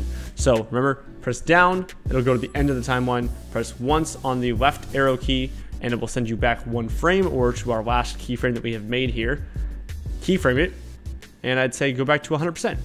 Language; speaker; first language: English; native; English